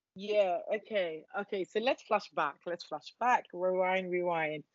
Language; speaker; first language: English; non-native, local second language; Yoruba